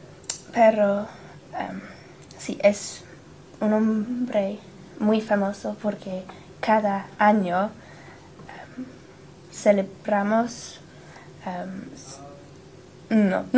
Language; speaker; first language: Spanish; non-native, learner; English